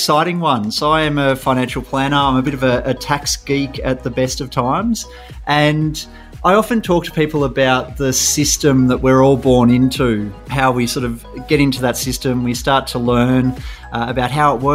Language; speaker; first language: English; native; English